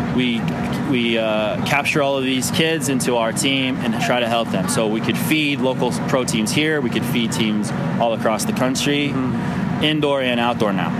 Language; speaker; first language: English; native; English